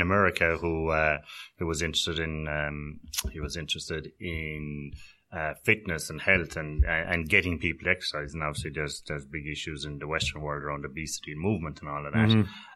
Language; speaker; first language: English; native; English